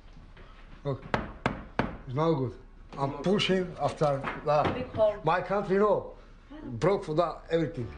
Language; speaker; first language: English; non-native, learner; Romanian